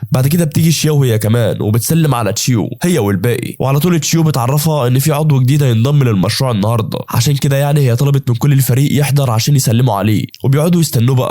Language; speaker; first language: Arabic; native; Arabic